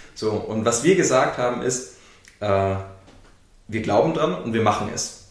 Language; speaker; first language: German; native; German